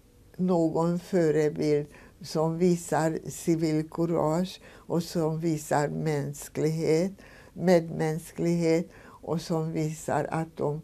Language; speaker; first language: Swedish; non-native, fluent; Hungarian